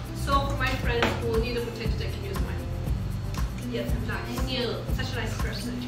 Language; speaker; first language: English; non-native, fluent; Romanian